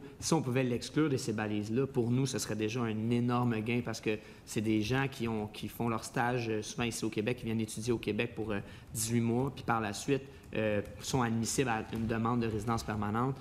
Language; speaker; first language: French; native; French